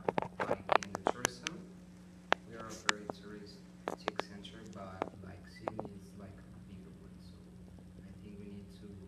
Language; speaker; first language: English; non-native, learner; Spanish